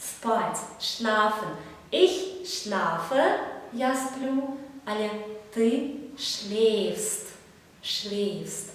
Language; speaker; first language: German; non-native, fluent; Belarusian